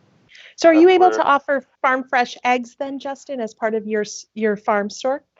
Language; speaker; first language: English; native; English